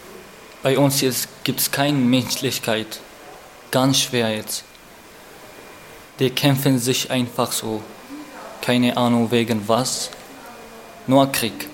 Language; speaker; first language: German; non-native, learner; Arabic